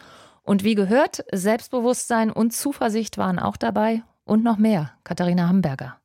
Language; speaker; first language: German; native; German